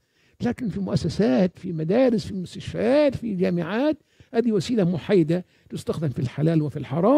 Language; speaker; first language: Arabic; native; Arabic